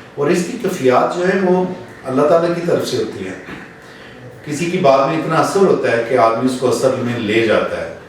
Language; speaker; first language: Urdu; non-native, local second language; Punjabi